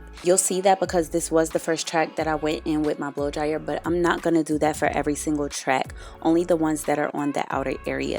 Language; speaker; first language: English; native; English